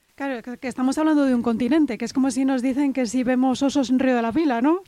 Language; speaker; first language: Spanish; native; Spanish